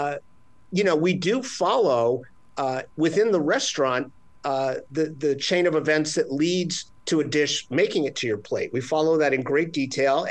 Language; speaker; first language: English; native; English